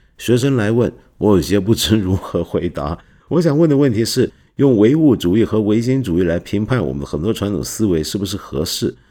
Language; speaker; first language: Chinese; non-native, local second language; Cantonese